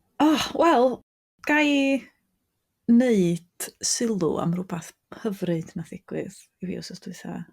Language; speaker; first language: Welsh; native; Welsh